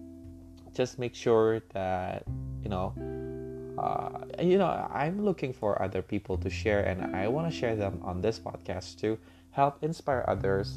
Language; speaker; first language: English; non-native, fluent; Indonesian